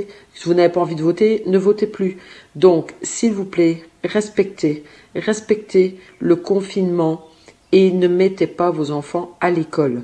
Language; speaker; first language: French; native; French